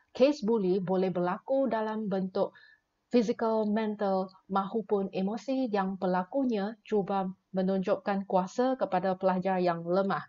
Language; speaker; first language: Malay; non-native, local second language; Chinese